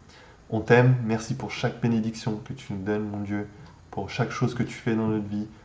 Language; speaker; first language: French; native; French